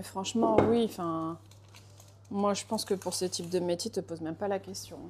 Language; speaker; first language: French; native; French